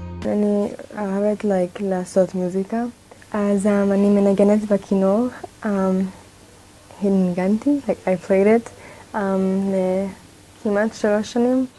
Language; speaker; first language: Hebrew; non-native, learner; English